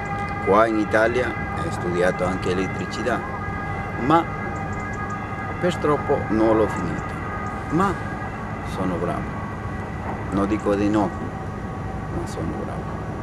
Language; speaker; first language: Italian; non-native, learner; Spanish